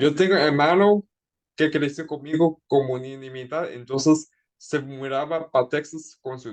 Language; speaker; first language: Spanish; early bilingual, heritage; Spanish